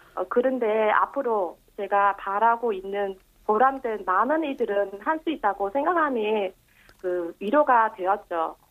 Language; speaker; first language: Korean; non-native, fluent; Vietnamese